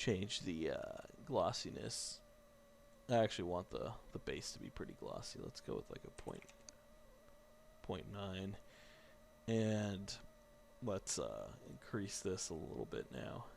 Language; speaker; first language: English; native; English